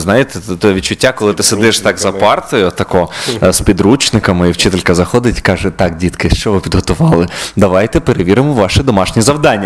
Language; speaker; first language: Ukrainian; native; Ukrainian